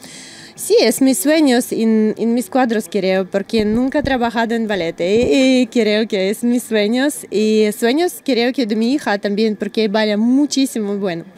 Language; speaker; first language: Spanish; non-native, learner; Russian